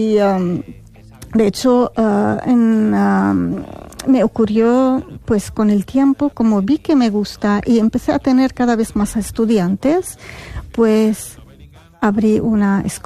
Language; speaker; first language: Spanish; non-native, fluent; Arabic